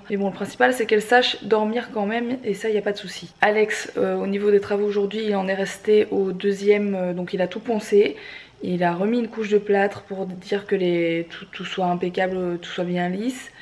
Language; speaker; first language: French; native; French